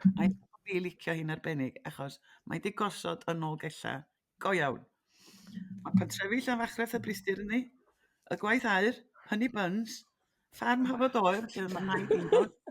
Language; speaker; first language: Welsh; native; Welsh